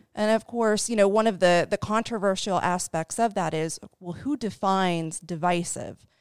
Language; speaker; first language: English; native; English